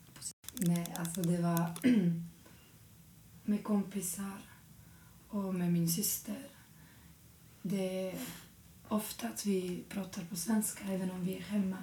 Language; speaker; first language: Swedish; non-native, fluent; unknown